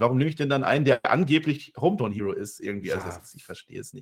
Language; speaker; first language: German; native; German